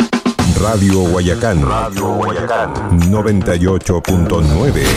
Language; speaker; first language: Spanish; native; Spanish